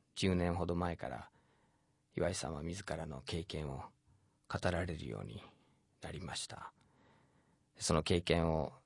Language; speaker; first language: Japanese; non-native, fluent; English